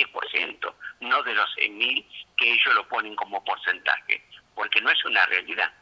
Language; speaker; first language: Spanish; native; Spanish